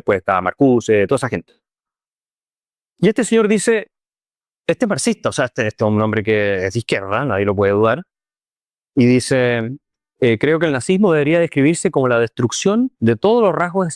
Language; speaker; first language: Spanish; native; Spanish